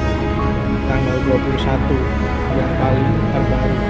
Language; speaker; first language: Indonesian; native; Indonesian